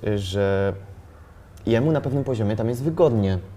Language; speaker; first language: Polish; native; Polish